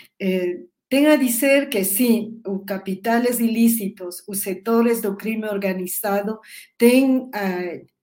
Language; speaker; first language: Portuguese; non-native, learner; Spanish